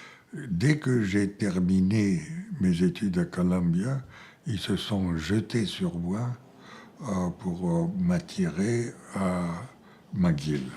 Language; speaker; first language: French; non-native, fluent; Bulgarian